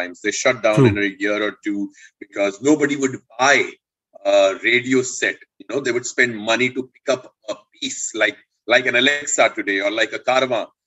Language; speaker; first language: English; non-native, local second language; Hindi